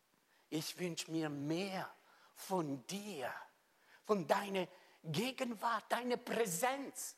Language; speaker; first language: German; non-native, fluent; Italian